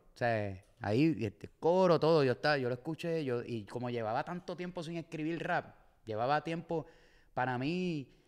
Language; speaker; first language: Spanish; native; Spanish